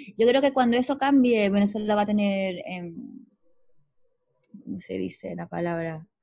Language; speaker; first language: Spanish; native; Spanish